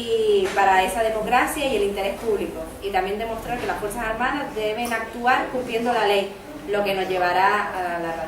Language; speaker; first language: Spanish; native; Spanish